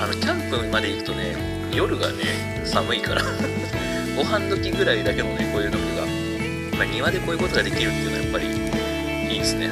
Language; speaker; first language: Japanese; native; Japanese